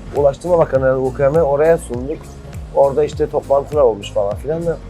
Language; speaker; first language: Turkish; native; Turkish